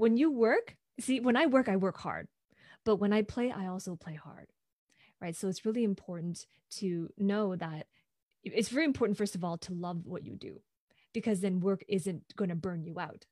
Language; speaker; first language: English; non-native, local second language; Cantonese